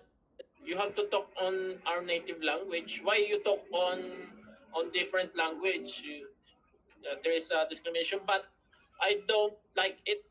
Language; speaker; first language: English; non-native, learner; Filipino